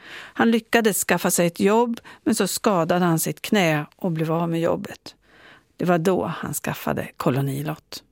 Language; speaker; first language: Swedish; native; Swedish